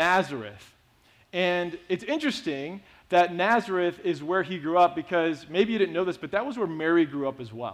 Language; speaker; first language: English; native; English